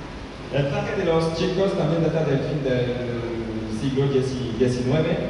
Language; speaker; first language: Spanish; non-native, learner; French